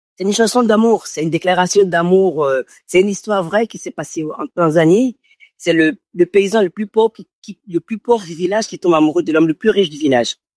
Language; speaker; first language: French; non-native, local second language; Fon